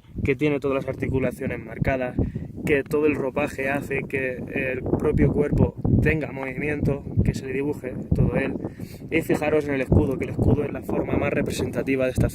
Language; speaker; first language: Spanish; native; Spanish